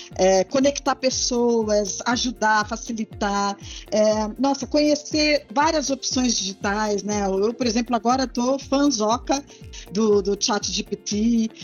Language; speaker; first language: Portuguese; native; Portuguese